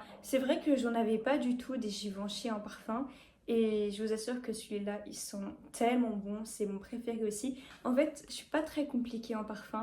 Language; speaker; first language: French; native; French